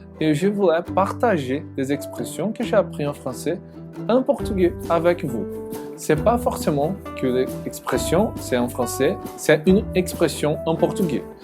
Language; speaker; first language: French; non-native, learner; Portuguese